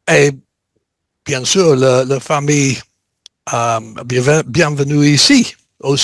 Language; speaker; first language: French; non-native, learner; English